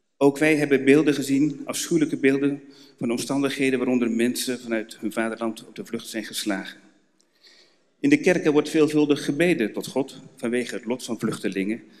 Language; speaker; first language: Dutch; native; Dutch